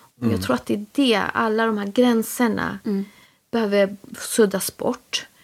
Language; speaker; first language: Swedish; early bilingual, other home language; Spanish